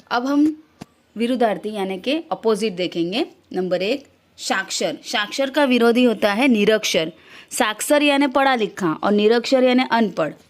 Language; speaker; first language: Hindi; non-native, local second language; Gujarati